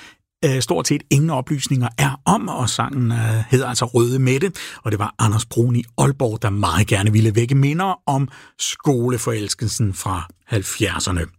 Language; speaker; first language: Danish; native; Danish